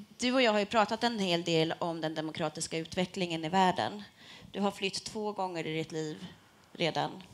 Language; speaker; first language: Swedish; native; Swedish